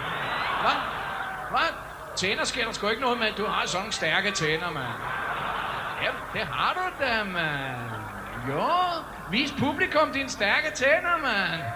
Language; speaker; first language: Danish; native; Danish